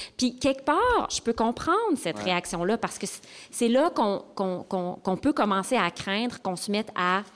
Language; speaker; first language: French; native; French